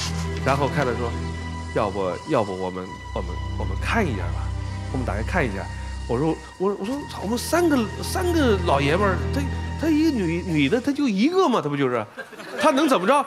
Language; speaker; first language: Chinese; native; Chinese